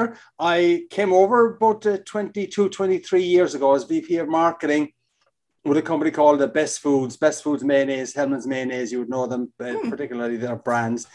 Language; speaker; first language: English; native; English